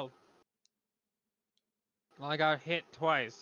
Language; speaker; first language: English; native; English